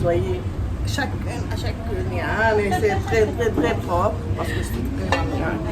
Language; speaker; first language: French; non-native, local second language; Arabic